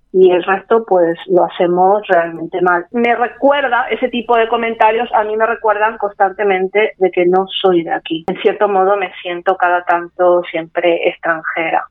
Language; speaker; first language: Spanish; native; Spanish